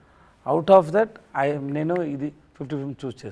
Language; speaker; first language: Telugu; non-native, learner; Tamil